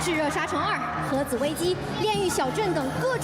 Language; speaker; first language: Chinese; native; Chinese